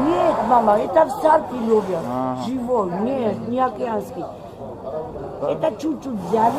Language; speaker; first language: Russian; non-native, learner; Georgian